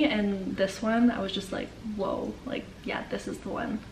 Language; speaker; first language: English; native; English